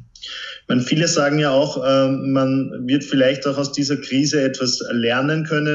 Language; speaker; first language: German; native; German